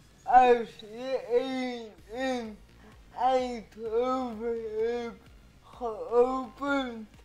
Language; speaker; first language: Dutch; early bilingual, other home language; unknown